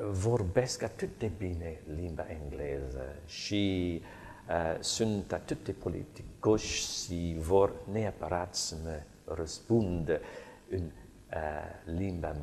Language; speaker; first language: Romanian; non-native, fluent; English